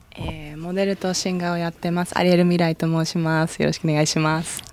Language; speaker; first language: Japanese; native; Japanese